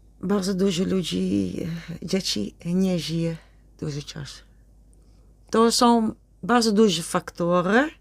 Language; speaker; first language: Polish; non-native, learner; Dutch